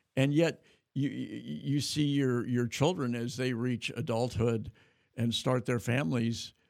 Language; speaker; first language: English; native; English